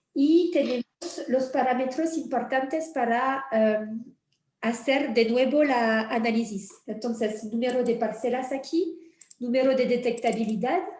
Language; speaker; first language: Spanish; non-native, fluent; French